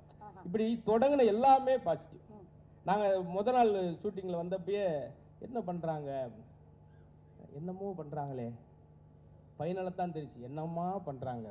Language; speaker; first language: Tamil; native; Tamil